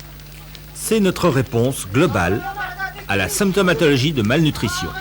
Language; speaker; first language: French; native; French